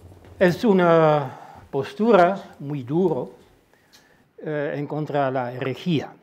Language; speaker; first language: Spanish; non-native, fluent; Dutch